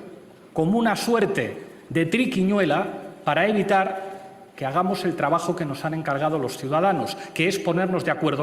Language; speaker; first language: Spanish; native; Spanish